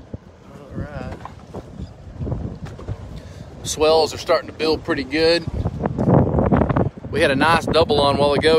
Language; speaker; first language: English; native; English